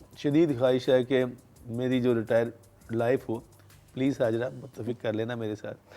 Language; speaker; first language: Hindi; non-native, local second language; Punjabi